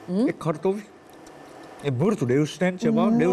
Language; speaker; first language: Romanian; non-native, learner; Japanese